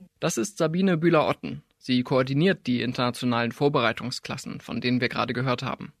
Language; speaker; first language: German; native; German